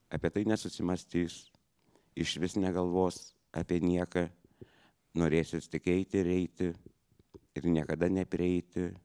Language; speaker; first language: French; non-native, fluent; Lithuanian